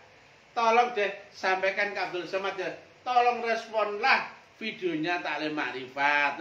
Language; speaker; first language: Indonesian; native; Indonesian